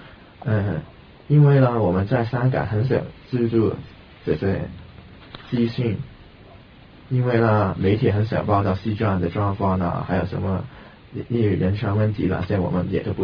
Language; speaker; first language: Chinese; non-native, local second language; Cantonese